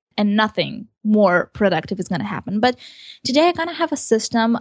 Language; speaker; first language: English; early bilingual, other home language; Hebrew